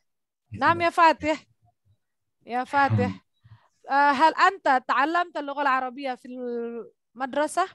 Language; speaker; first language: Arabic; non-native, fluent; Indonesian